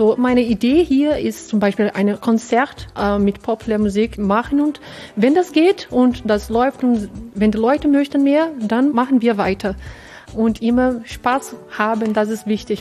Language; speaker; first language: German; non-native, learner; Portuguese